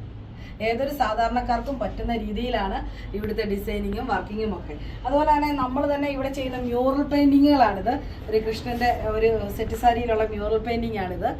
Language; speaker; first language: Malayalam; native; Malayalam